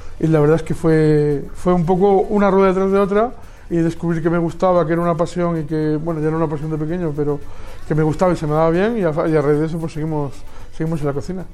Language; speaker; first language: Spanish; native; Spanish